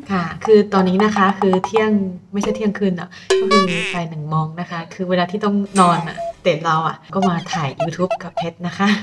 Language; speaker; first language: Thai; non-native, fluent; Chinese